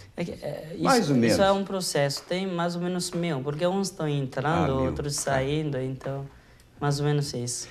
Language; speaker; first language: Portuguese; non-native, fluent; Haitian Creole